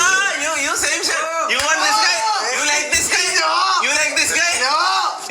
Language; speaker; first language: English; non-native, local second language; Malayalam